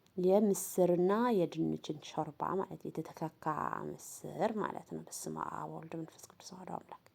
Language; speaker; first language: Amharic; non-native, local second language; Tigrinya